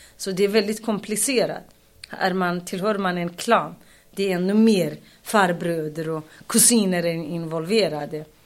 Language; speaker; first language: Swedish; non-native, fluent; Kurdish